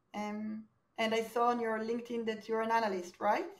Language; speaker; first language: English; non-native, fluent; Hebrew